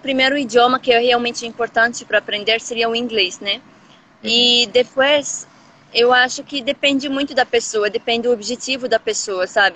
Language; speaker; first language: Portuguese; non-native, fluent; Arabic